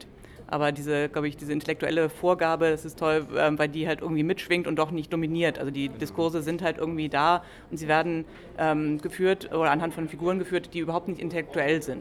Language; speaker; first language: German; native; German